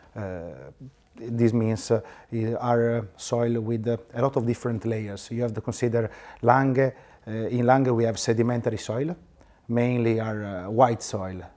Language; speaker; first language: English; non-native, fluent; Italian